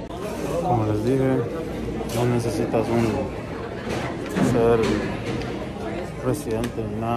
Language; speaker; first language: Spanish; early bilingual, other home language; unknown